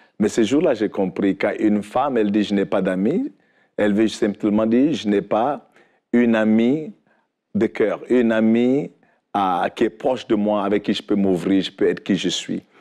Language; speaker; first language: French; non-native, local second language; Fula